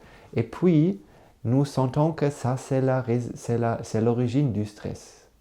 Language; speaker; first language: French; non-native, learner; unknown